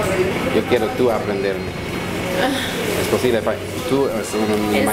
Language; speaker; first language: Spanish; non-native, learner; English